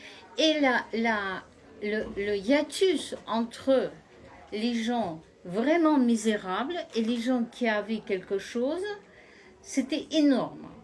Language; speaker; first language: French; non-native, fluent; Russian